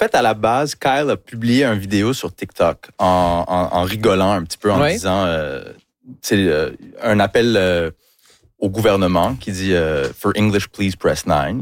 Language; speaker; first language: French; early bilingual, other home language; English